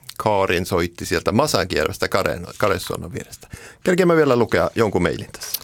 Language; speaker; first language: Finnish; native; Finnish